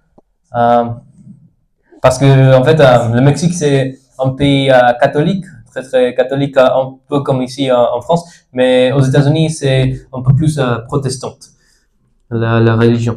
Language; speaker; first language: French; non-native, fluent; English